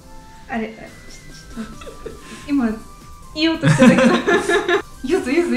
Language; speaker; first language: Japanese; non-native, fluent; Russian